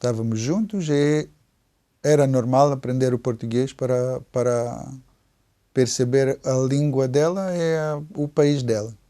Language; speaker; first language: Portuguese; non-native, fluent; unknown